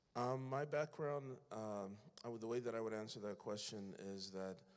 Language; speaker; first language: English; native; English